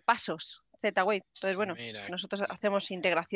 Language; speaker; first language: Spanish; native; Spanish